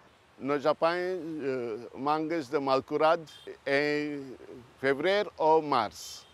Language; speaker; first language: Portuguese; early bilingual, heritage; Portuguese